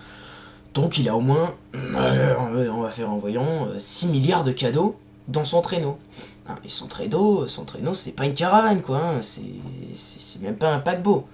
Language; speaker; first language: French; native; French